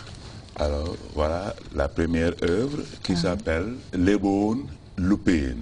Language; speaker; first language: French; non-native, fluent; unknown